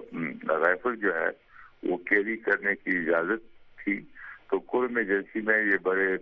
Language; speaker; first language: Urdu; native; Urdu